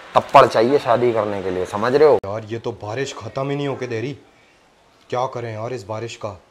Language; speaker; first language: Hindi; native; Hindi